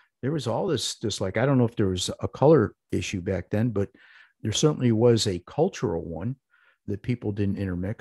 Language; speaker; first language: English; native; English